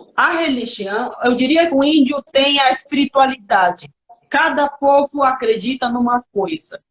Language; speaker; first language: Portuguese; non-native, local second language; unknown